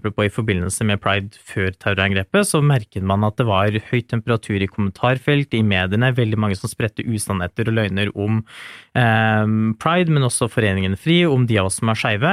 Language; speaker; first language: Norwegian; early bilingual, other home language; Urdu